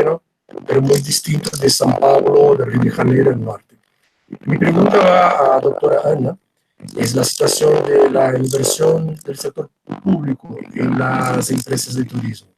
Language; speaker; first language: Spanish; non-native, fluent; Portuguese